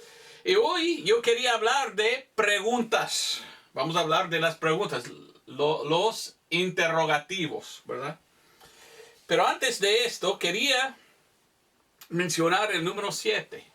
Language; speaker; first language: Spanish; non-native, fluent; English